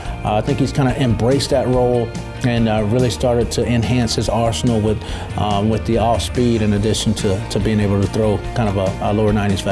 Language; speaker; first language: English; native; English